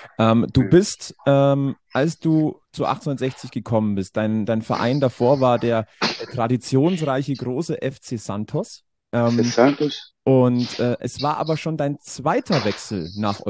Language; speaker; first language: German; native; German